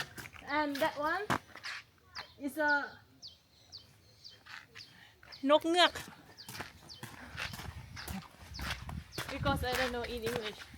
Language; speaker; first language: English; non-native, learner; Thai